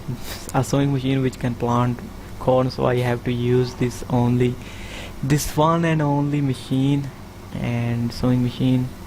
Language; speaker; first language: English; non-native, fluent; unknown